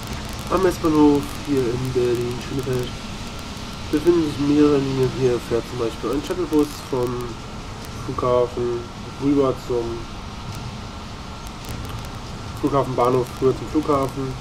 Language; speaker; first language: German; native; German